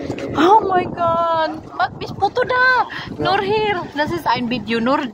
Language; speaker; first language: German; non-native, learner; Filipino